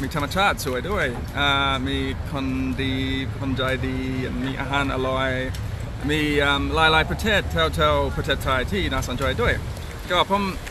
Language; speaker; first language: Thai; non-native, learner; English